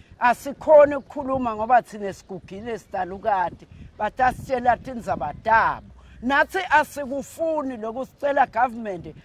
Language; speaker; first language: Zulu; non-native, local second language; Swati